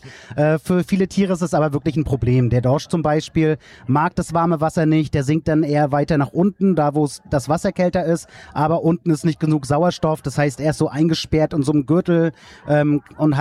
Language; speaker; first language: German; native; German